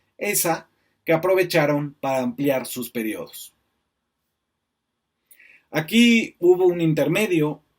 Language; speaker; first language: Spanish; native; Spanish